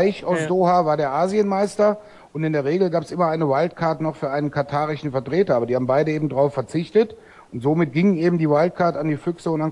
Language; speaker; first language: German; native; German